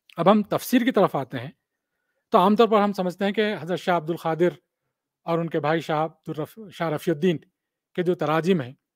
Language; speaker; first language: Hindi; non-native, local second language; Urdu